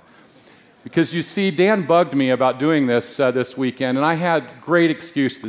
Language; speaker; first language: English; native; English